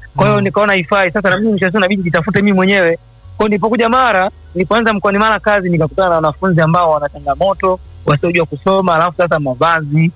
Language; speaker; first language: Swahili; native; Swahili